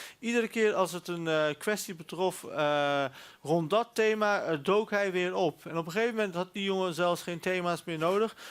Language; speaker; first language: Dutch; early bilingual, other home language; Turkish